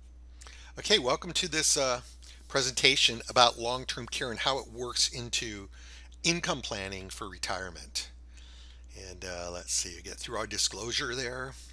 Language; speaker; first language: English; native; English